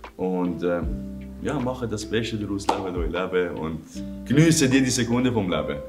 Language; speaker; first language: German; non-native, fluent; Persian